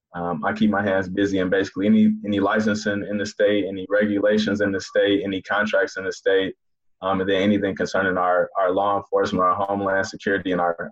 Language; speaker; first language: English; native; English